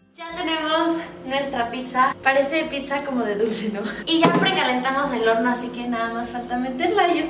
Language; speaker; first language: Spanish; native; Spanish